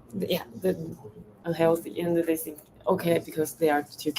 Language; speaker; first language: English; non-native, learner; Chinese